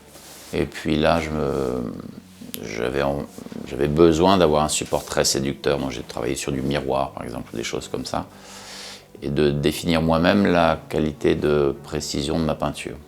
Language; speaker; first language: French; native; French